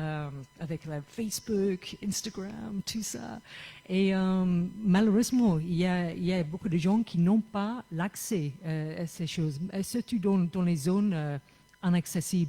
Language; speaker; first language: French; non-native, fluent; English